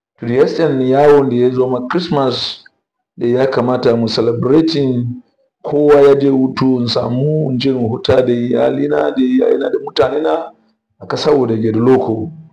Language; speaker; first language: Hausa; non-native, local second language; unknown